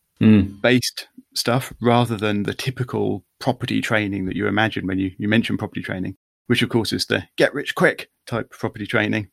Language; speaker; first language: English; native; English